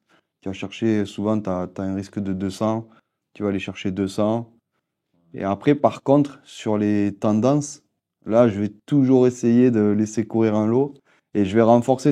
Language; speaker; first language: French; native; French